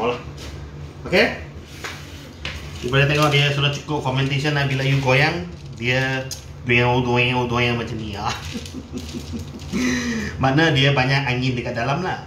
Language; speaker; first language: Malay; non-native, local second language; Chinese